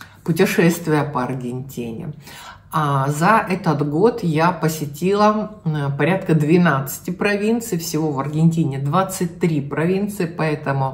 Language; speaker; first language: Russian; native; Russian